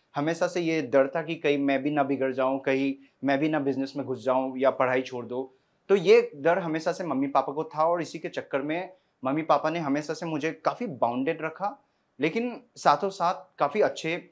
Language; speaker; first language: Hindi; non-native, local second language; Assamese